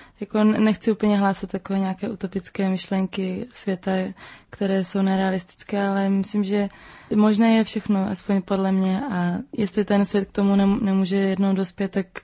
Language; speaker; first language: Czech; native; Czech